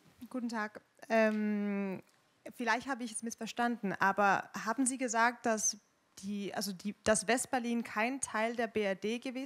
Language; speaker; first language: German; non-native, learner; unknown